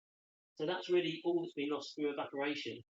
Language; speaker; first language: English; native; English